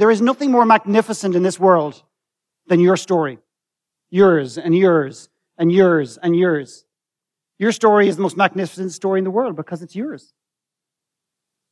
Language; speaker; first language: English; native; English